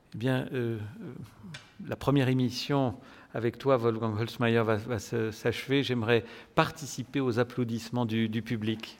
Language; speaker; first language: French; native; French